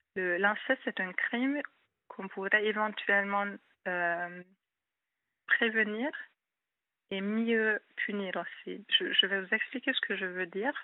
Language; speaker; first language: French; non-native, fluent; Hungarian